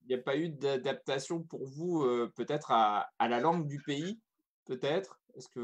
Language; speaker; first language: French; native; French